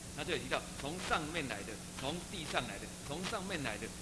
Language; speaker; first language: Chinese; native; Chinese